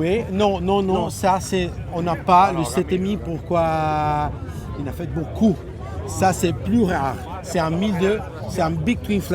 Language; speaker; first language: French; non-native, learner; Italian